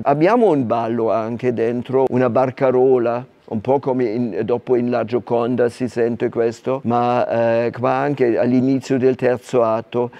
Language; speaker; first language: Italian; non-native, fluent; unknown